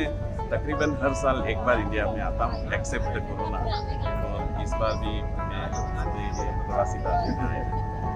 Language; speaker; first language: Hindi; native; Hindi